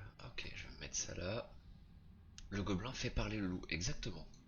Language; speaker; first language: French; native; French